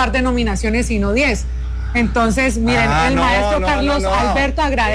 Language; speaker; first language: Spanish; native; Spanish